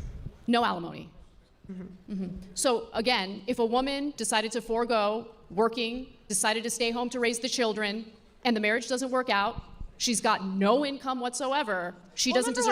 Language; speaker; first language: English; native; English